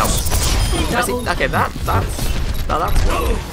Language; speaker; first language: English; native; English